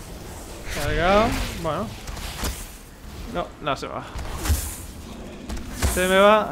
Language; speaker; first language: Spanish; native; Spanish